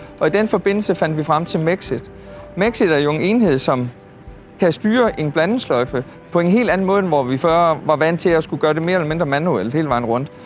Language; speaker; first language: Danish; native; Danish